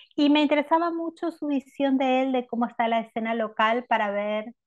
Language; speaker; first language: Spanish; native; Spanish